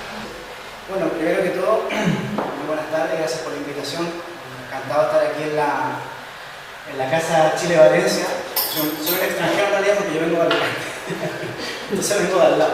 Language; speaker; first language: Spanish; native; Spanish